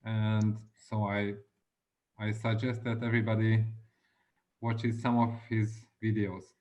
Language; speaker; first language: English; non-native, fluent; Hungarian